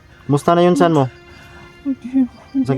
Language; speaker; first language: Filipino; native; Filipino